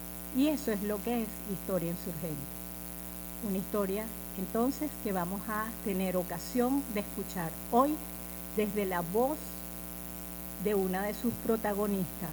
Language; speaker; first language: Spanish; native; Spanish